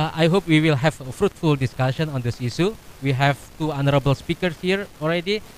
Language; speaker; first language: English; non-native, fluent; Indonesian